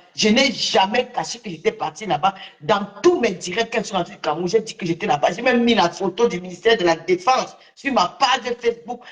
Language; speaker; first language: French; native; French